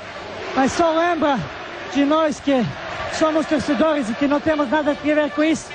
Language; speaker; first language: Portuguese; non-native, fluent; Serbian